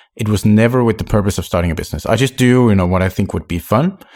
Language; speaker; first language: English; non-native, fluent; Danish